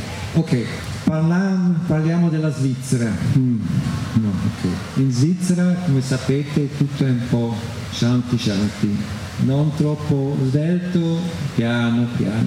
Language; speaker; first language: Italian; non-native, fluent; German